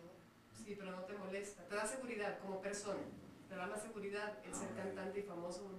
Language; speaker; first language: Spanish; native; Spanish